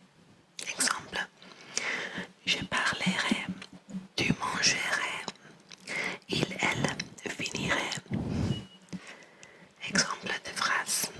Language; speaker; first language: French; non-native, learner; English